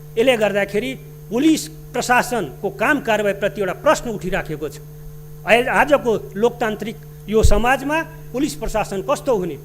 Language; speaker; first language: Nepali; non-native, local second language; Maithili